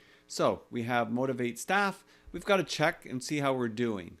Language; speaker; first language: English; native; English